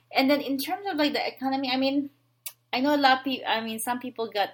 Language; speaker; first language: English; non-native, local second language; Filipino